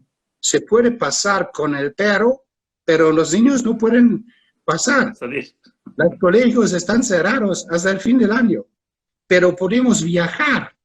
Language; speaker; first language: Spanish; non-native, fluent; German